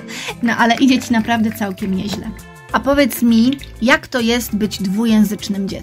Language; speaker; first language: Polish; native; Polish